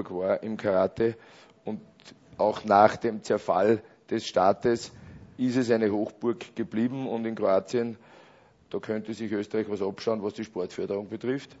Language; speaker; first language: German; native; German